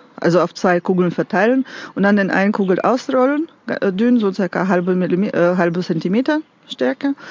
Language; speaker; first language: German; non-native, fluent; Russian